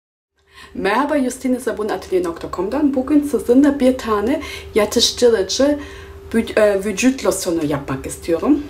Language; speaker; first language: Turkish; non-native, fluent; German